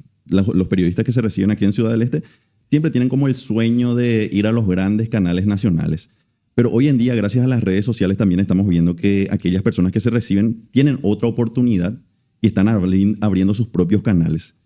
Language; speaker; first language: Spanish; native; Spanish